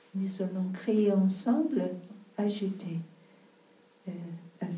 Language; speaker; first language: French; non-native, fluent; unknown